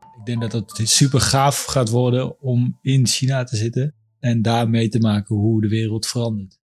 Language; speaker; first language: Dutch; native; Dutch